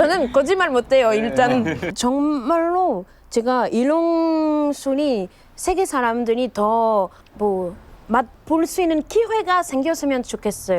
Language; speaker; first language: Korean; non-native, fluent; French